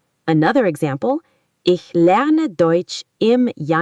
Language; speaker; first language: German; non-native, fluent; Arabic